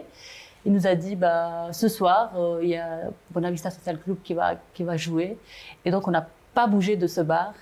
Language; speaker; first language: French; non-native, local second language; Arabic